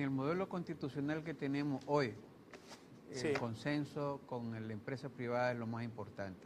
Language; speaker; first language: Spanish; native; Spanish